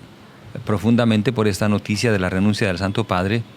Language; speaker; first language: Spanish; native; Spanish